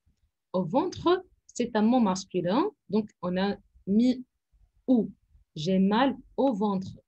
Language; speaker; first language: French; non-native, fluent; Arabic